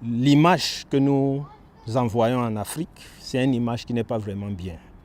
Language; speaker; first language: French; non-native, local second language; Wolof